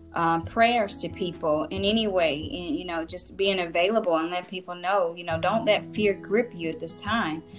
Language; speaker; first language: English; native; English